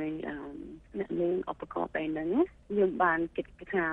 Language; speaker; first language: Khmer; early bilingual, heritage; Khmer